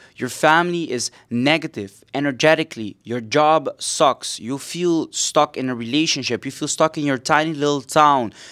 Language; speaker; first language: English; non-native, fluent; Papiamento